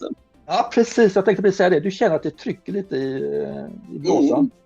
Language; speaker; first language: Swedish; native; Swedish